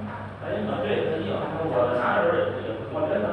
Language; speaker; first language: Chinese; native; Chinese